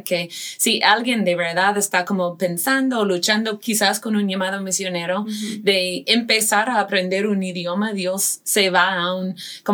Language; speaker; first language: Spanish; non-native, fluent; English